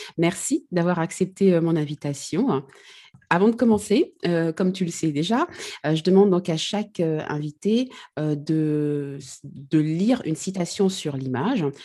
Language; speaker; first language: French; native; French